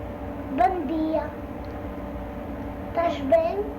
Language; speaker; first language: Galician; early bilingual, heritage; Galician